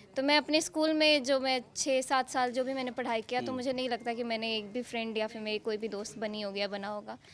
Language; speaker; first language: Hindi; non-native, local second language; Maithili